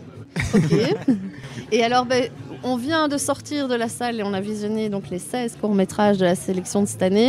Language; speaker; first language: French; native; French